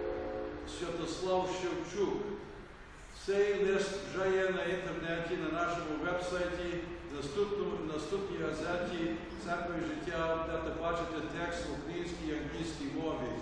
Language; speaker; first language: Ukrainian; early bilingual, heritage; Ukrainian